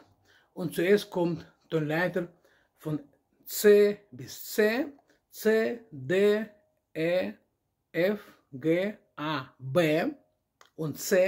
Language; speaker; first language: German; non-native, learner; Russian